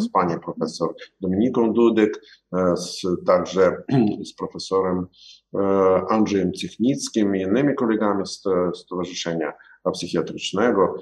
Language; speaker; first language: Polish; non-native, learner; Ukrainian